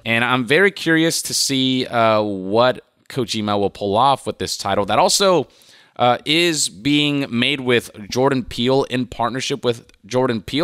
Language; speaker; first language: English; native; English